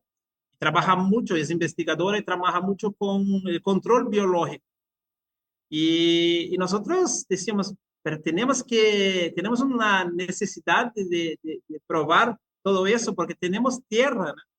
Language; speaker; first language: Spanish; non-native, fluent; Portuguese